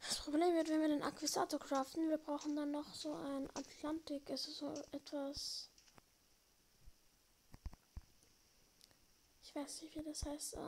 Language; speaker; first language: German; native; German